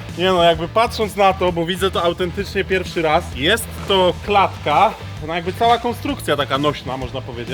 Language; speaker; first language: Polish; native; Polish